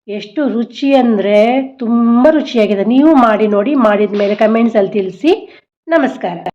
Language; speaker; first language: Kannada; non-native, local second language; Konkani